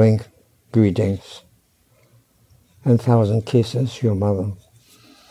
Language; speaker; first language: English; non-native, fluent; German